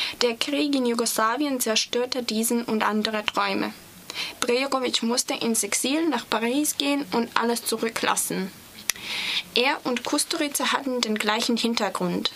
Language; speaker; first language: German; non-native, fluent; Serbian